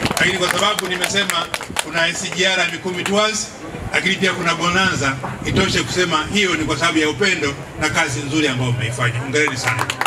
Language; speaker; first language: Swahili; native; Swahili